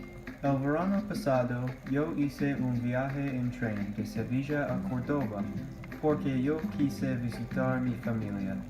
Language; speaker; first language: Spanish; non-native, learner; English